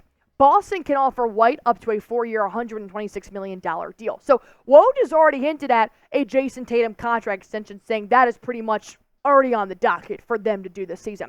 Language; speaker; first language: English; native; English